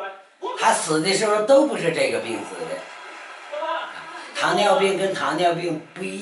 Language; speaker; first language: Chinese; native; Chinese